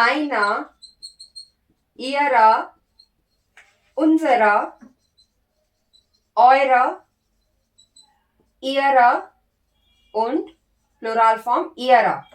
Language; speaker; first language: German; non-native, learner; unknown